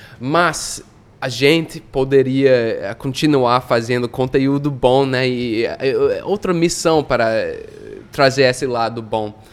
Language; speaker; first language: Portuguese; non-native, fluent; English